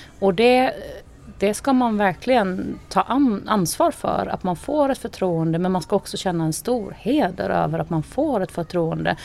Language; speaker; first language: Swedish; native; Swedish